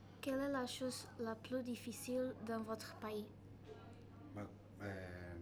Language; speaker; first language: French; non-native, learner; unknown